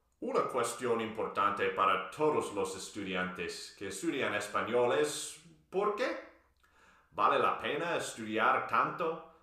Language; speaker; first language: Spanish; non-native, fluent; English